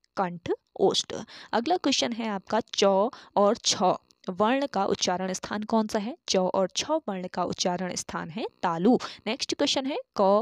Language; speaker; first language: Hindi; native; Hindi